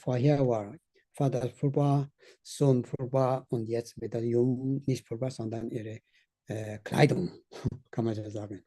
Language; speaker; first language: German; non-native, learner; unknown